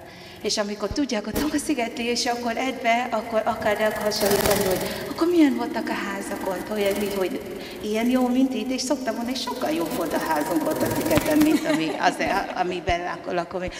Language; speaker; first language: Hungarian; non-native, fluent; Tongan